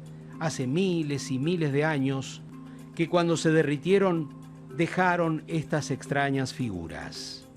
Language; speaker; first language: Spanish; native; Spanish